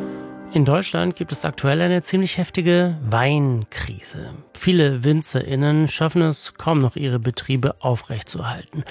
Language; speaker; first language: German; native; German